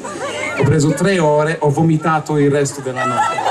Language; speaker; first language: Italian; non-native, fluent; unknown